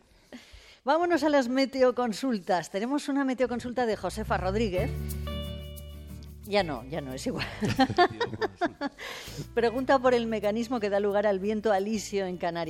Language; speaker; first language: Spanish; native; Spanish